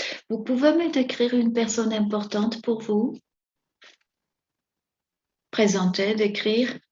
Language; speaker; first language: French; non-native, fluent; Spanish